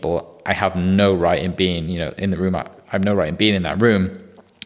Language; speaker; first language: English; native; English